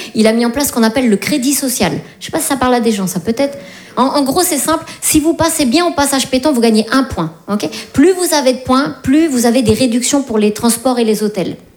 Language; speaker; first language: French; native; French